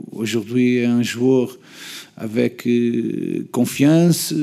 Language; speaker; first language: French; non-native, learner; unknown